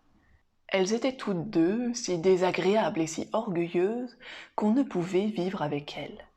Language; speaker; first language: French; native; French